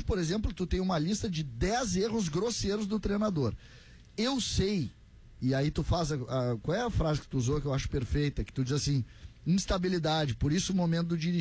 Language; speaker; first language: Portuguese; native; Portuguese